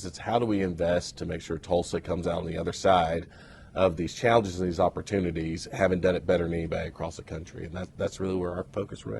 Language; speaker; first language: English; native; English